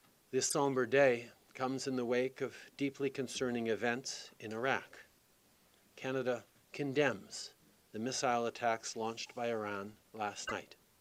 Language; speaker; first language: English; native; English